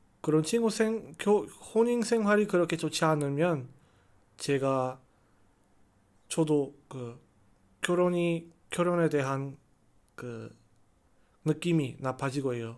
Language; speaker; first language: Korean; non-native, learner; Chinese